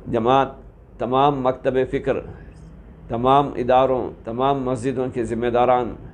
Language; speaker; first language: Hindi; non-native, local second language; Urdu